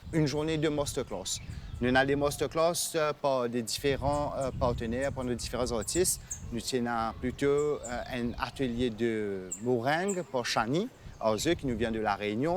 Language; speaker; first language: French; non-native, local second language; Morisyen